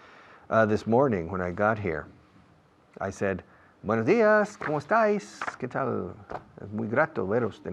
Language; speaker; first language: Spanish; non-native, fluent; English